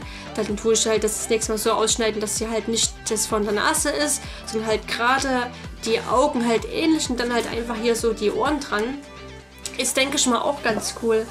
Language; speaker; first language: German; native; German